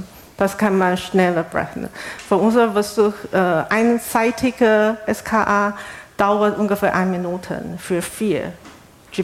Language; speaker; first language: German; non-native, fluent; Chinese